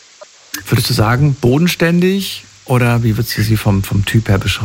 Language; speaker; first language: German; native; German